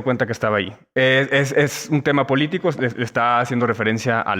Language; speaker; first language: Spanish; native; Spanish